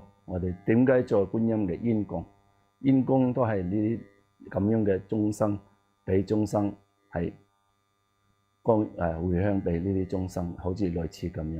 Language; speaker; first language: Cantonese; non-native, learner; Tibetan